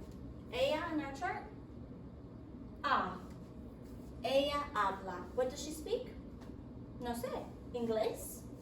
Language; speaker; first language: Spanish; non-native, fluent; English